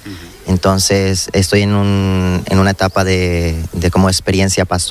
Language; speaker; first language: Spanish; native; Spanish